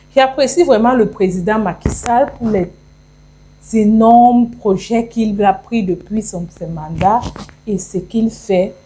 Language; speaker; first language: French; non-native, local second language; English